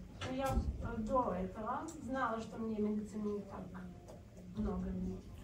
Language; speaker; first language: Russian; non-native, learner; Romanian